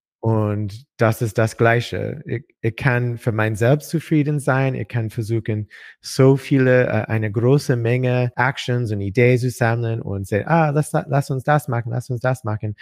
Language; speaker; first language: German; non-native, learner; English